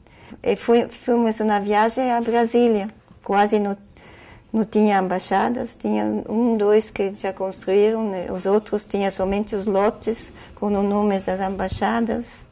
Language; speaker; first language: Portuguese; non-native, fluent; German